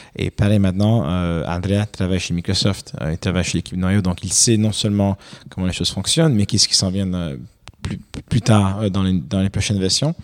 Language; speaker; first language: French; non-native, fluent; Romanian